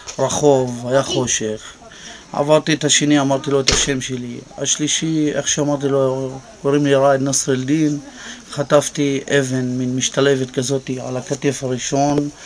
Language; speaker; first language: Hebrew; non-native, local second language; Arabic